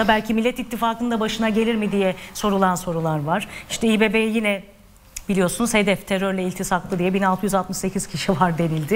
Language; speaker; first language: Turkish; native; Turkish